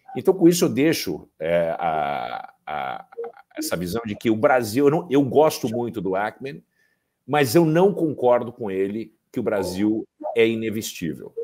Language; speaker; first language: Portuguese; early bilingual, heritage; Portuguese